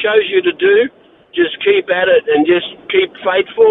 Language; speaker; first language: English; native; English